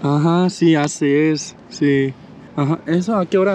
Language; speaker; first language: Spanish; non-native, learner; Korean